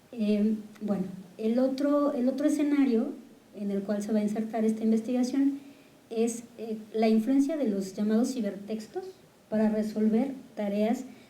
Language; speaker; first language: Spanish; native; Spanish